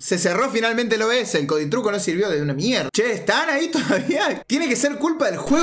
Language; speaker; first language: Spanish; native; Spanish